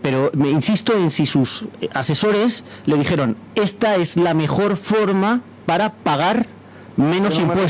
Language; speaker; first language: Spanish; native; Spanish